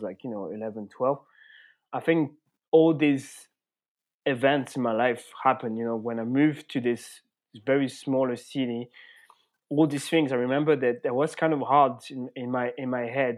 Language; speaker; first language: English; non-native, fluent; French